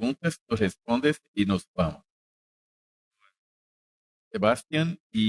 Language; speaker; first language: Spanish; non-native, fluent; Portuguese